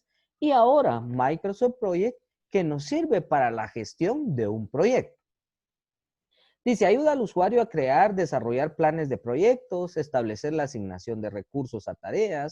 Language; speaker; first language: Spanish; native; Spanish